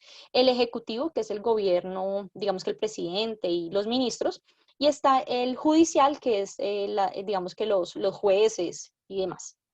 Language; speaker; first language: Spanish; native; Spanish